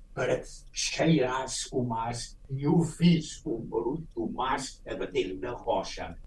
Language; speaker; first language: Portuguese; native; Portuguese